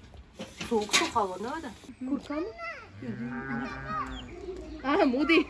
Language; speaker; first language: Turkish; non-native, learner; Russian